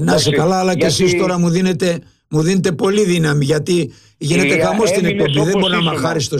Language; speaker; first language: Greek; native; Greek